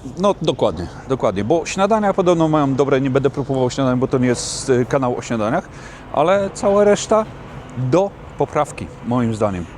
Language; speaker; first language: Polish; native; Polish